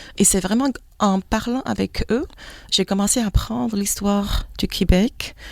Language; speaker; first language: French; non-native, fluent; Chinese